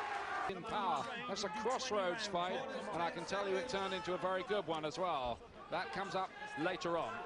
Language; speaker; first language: English; native; English